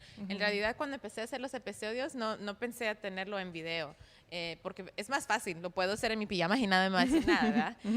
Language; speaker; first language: Spanish; early bilingual, heritage; Spanish